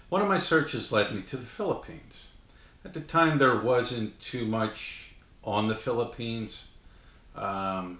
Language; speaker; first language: English; native; English